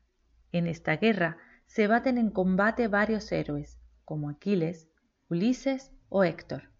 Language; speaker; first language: Spanish; native; Spanish